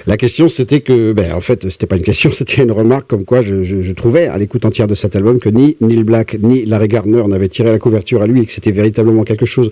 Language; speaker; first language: French; native; French